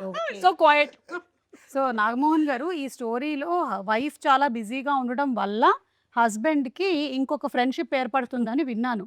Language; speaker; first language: Telugu; native; Telugu